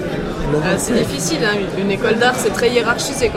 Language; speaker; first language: French; native; French